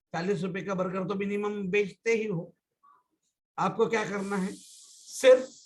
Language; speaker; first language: Hindi; non-native, local second language; Marathi